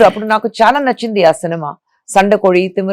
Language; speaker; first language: Telugu; non-native, fluent; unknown